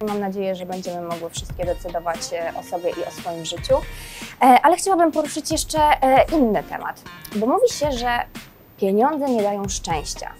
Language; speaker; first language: Polish; native; Polish